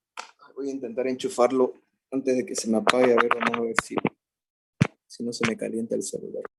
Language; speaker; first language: Spanish; native; Spanish